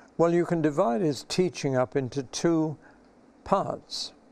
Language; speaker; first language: English; native; English